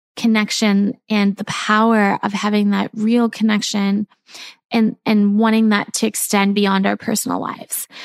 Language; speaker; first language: English; native; English